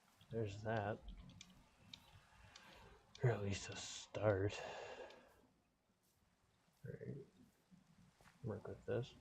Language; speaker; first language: English; native; English